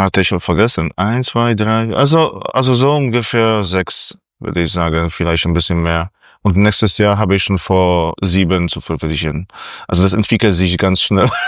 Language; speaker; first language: German; non-native, fluent; Polish